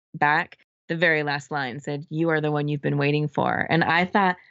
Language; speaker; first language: English; native; English